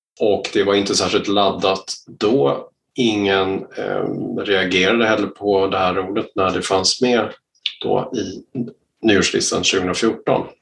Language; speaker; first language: Swedish; native; Swedish